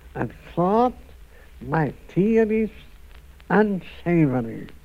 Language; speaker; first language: English; non-native, fluent; German